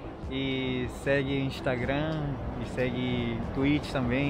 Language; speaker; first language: Portuguese; non-native, fluent; Japanese